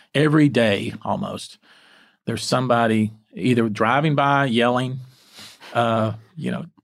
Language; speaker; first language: English; native; English